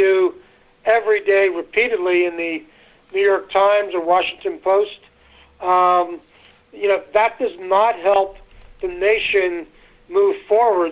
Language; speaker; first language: English; native; English